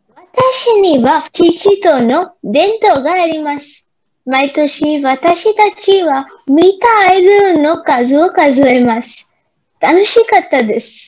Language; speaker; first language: Japanese; non-native, learner; Bangla